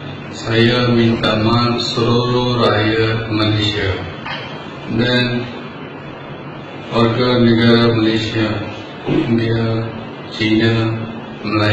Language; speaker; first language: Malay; non-native, fluent; Bangla